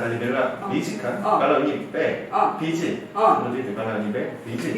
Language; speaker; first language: Indonesian; non-native, learner; Korean